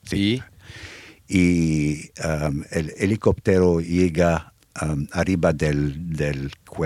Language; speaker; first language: Spanish; non-native, fluent; English